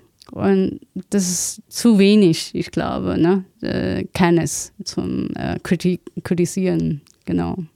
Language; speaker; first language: German; non-native, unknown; Chinese